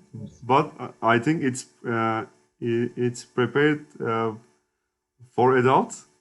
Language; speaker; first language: English; non-native, learner; Turkish